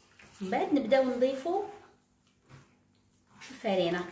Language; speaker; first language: Arabic; native; Arabic